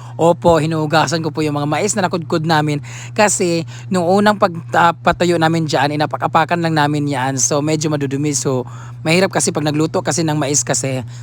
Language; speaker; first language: Filipino; non-native, local second language; Cebuano